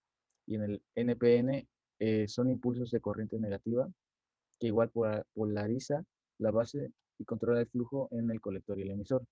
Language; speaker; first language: Spanish; native; Spanish